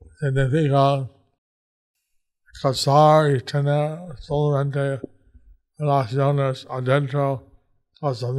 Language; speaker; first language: Spanish; non-native, learner; English